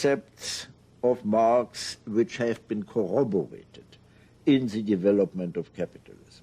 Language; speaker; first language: English; non-native, fluent; German